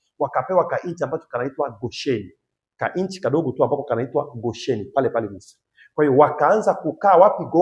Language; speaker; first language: Swahili; native; Swahili